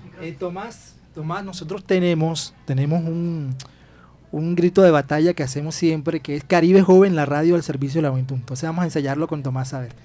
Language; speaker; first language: Spanish; native; Spanish